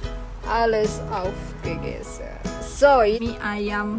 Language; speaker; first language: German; non-native, learner; Indonesian